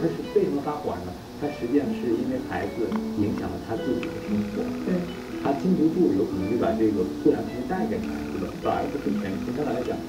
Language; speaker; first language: Chinese; native; Chinese